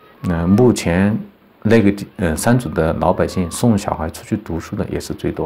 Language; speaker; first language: Chinese; native; Chinese